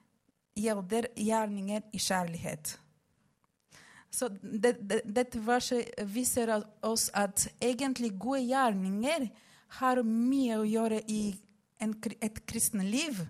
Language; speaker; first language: Swedish; non-native, fluent; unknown